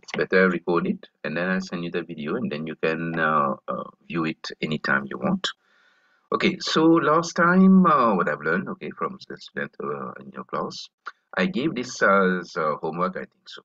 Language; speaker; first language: English; non-native, local second language; Morisyen